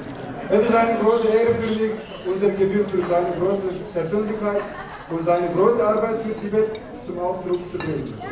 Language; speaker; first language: German; non-native, fluent; Tibetan